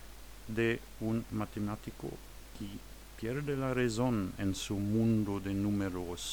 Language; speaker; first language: Spanish; non-native, fluent; German